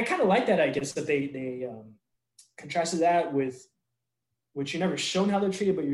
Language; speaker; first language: English; native; English